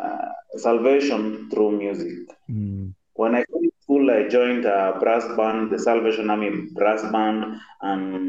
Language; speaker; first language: English; non-native, local second language; Kamba